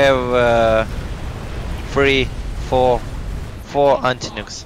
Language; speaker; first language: English; non-native, learner; Russian